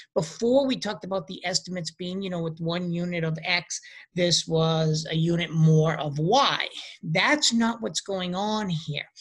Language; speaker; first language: English; native; English